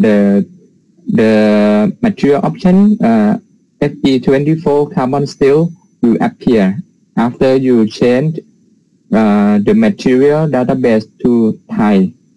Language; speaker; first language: English; non-native, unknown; Thai